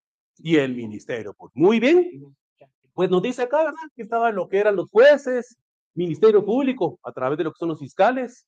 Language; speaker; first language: Spanish; native; Spanish